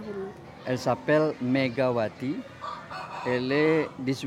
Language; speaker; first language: French; non-native, fluent; Indonesian